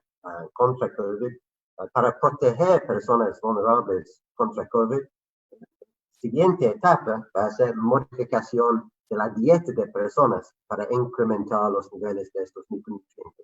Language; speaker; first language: Spanish; non-native, fluent; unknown